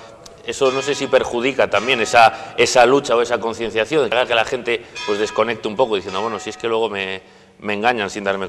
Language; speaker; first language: Spanish; native; Spanish